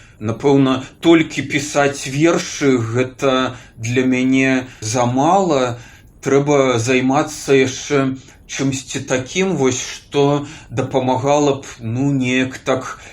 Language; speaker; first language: Belarusian; native; Belarusian